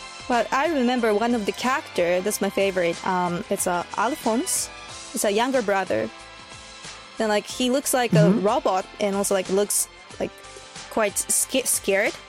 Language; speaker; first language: English; non-native, fluent; Japanese